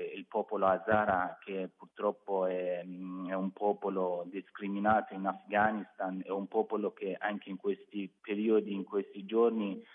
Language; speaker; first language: Italian; non-native, fluent; Persian